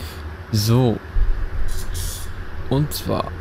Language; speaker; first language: German; native; German